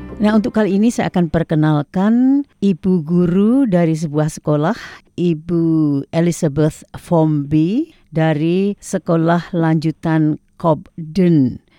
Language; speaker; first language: Indonesian; native; Indonesian